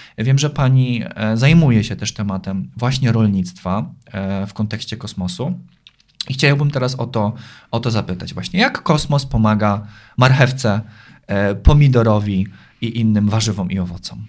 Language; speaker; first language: Polish; native; Polish